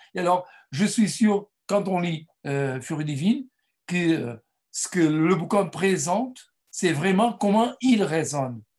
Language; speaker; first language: French; non-native, fluent; Portuguese